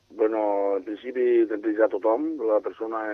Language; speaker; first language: Catalan; native; Catalan